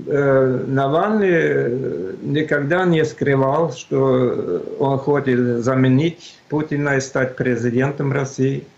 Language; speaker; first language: Russian; non-native, fluent; Swedish